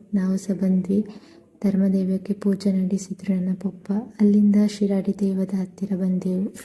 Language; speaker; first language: Kannada; non-native, local second language; Tulu